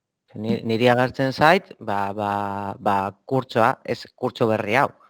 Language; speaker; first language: Basque; non-native, local second language; Spanish